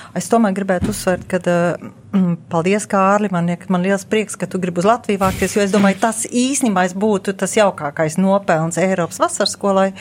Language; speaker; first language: Latvian; early bilingual, heritage; Latvian